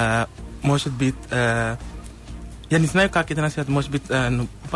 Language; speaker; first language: Russian; non-native, learner; Sinhala